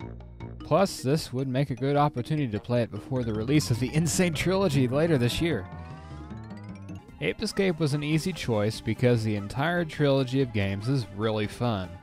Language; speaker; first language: English; native; English